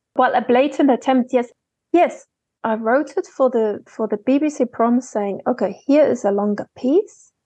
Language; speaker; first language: English; non-native, fluent; German